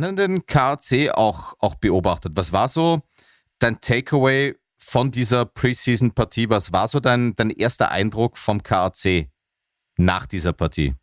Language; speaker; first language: German; native; German